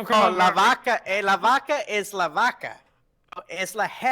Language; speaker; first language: Spanish; non-native, learner; English